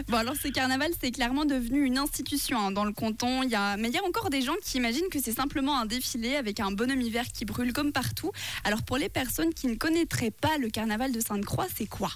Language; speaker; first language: French; native; French